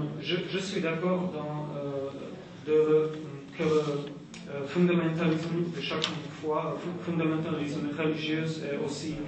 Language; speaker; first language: French; non-native, learner; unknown